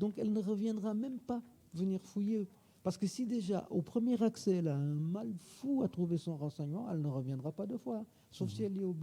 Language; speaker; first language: French; native; French